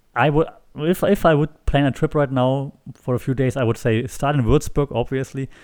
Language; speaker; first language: English; non-native, fluent; German